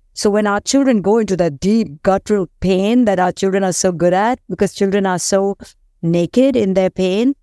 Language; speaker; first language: English; non-native, local second language; Hindi